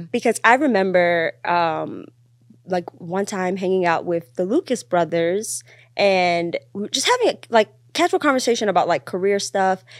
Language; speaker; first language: English; early bilingual, other home language; Amharic